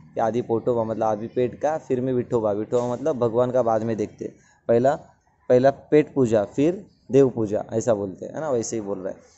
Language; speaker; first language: Hindi; non-native, local second language; Marathi